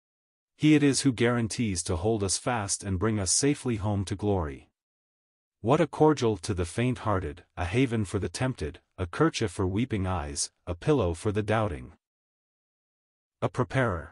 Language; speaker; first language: English; native; English